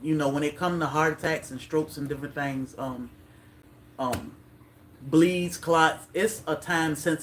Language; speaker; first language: English; native; English